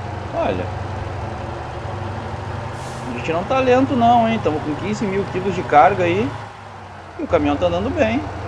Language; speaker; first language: Portuguese; native; Portuguese